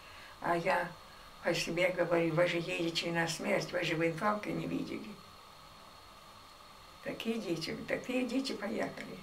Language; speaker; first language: Russian; non-native, local second language; German